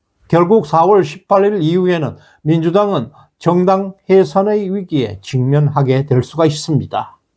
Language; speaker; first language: Korean; native; Korean